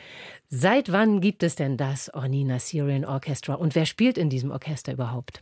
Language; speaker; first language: German; native; German